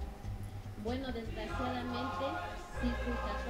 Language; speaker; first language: Spanish; native; Spanish